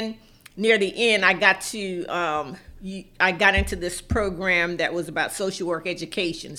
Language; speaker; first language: English; native; English